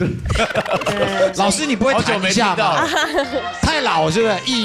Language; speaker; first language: Chinese; native; Chinese